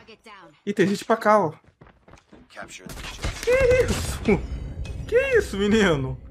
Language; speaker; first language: Portuguese; native; Portuguese